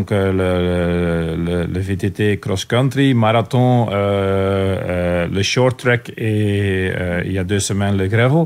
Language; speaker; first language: French; non-native, local second language; Dutch